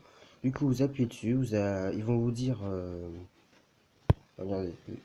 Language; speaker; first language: French; native; French